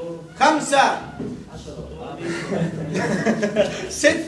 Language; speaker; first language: Arabic; non-native, learner; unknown